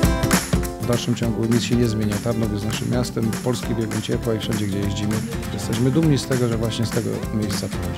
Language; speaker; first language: Polish; native; Polish